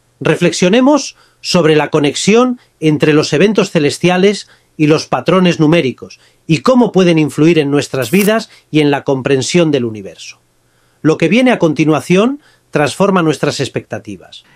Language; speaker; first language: Spanish; native; Spanish